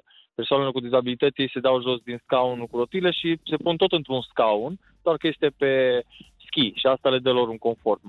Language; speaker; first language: Romanian; native; Romanian